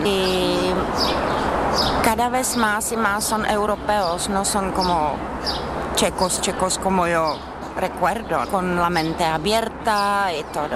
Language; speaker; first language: Spanish; non-native, learner; Czech